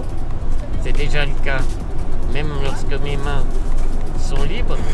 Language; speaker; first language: French; native; French